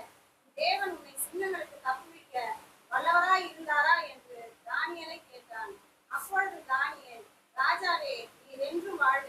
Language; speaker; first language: Tamil; native; Tamil